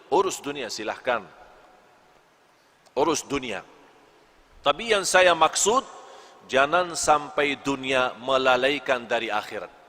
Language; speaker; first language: Indonesian; non-native, fluent; Arabic